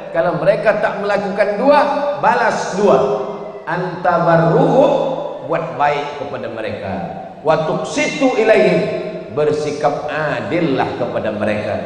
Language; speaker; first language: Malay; native; Malay